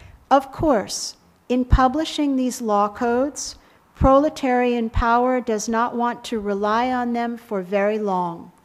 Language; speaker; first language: English; native; English